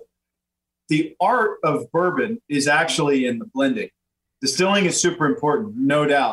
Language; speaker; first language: English; native; English